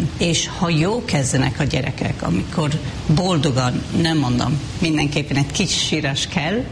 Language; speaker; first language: Hungarian; non-native, fluent; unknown